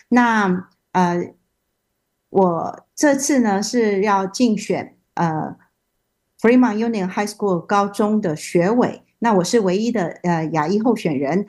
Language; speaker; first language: Chinese; native; Chinese